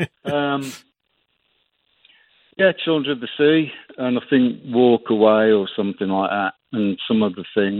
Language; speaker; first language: English; native; English